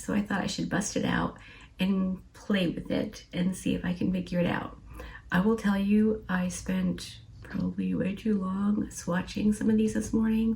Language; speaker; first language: English; native; English